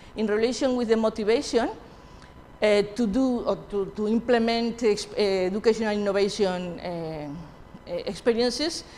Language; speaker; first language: English; non-native, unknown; Spanish